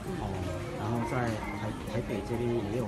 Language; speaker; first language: Chinese; non-native, learner; Korean